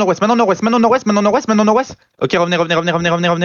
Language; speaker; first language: French; native; French